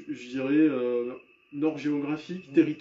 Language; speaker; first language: French; native; French